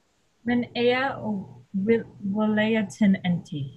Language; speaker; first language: Arabic; non-native, learner; English